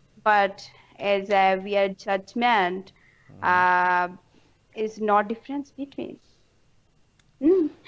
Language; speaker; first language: English; non-native, learner; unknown